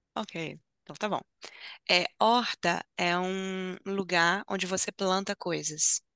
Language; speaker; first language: Portuguese; native; Portuguese